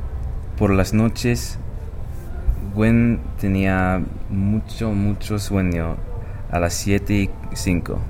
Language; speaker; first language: Spanish; non-native, learner; English